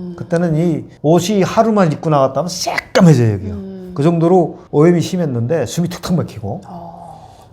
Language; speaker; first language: Korean; native; Korean